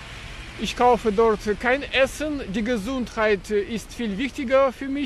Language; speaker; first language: German; non-native, fluent; Russian